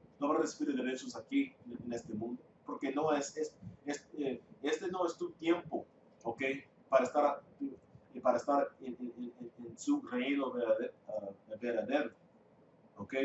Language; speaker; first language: Spanish; non-native, fluent; English